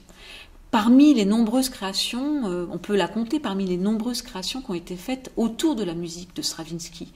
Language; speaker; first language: French; native; French